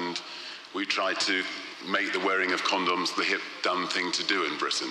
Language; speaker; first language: English; native; English